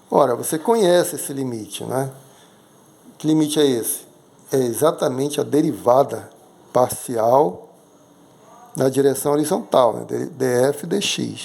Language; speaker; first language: Portuguese; native; Portuguese